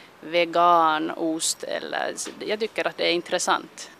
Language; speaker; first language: Swedish; non-native, local second language; Finnish